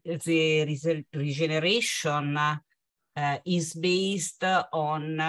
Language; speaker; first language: English; non-native, fluent; Italian